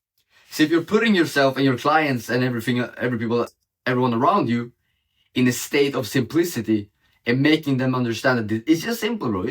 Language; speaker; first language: English; non-native, fluent; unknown